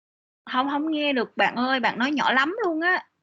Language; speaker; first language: Vietnamese; native; Vietnamese